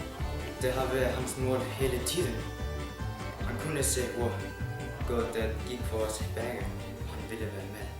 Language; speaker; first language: Danish; non-native, learner; Icelandic